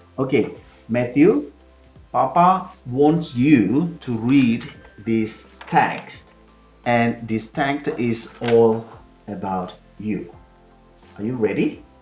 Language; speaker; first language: English; non-native, fluent; Indonesian